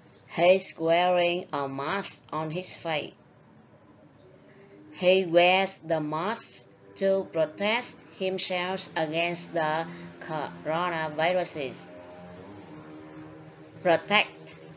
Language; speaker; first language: English; non-native, fluent; Vietnamese